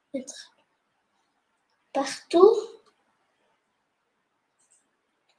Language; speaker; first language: French; non-native, fluent; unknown